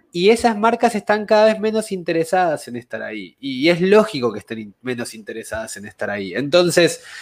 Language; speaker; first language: Spanish; native; Spanish